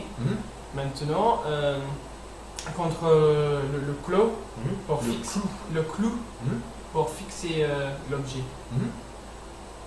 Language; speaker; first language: French; non-native, learner; English